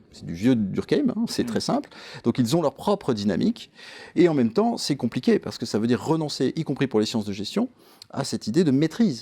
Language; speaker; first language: French; native; French